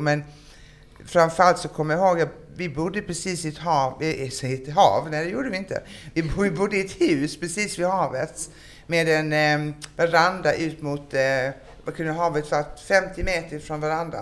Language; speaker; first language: Swedish; native; Swedish